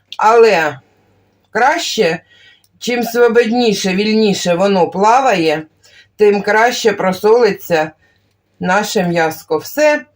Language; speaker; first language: Ukrainian; non-native, local second language; Russian